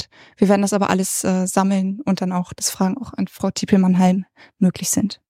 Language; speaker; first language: German; native; German